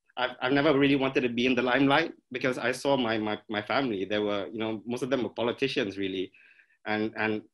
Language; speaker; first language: English; non-native, local second language; Malay